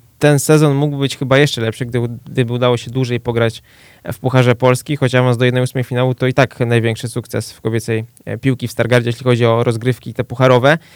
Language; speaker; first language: Polish; native; Polish